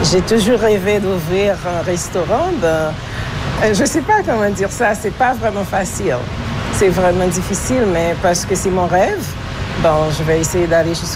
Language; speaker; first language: French; non-native, local second language; Haitian Creole